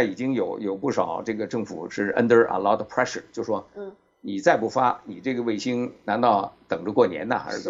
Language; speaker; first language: Chinese; native; Chinese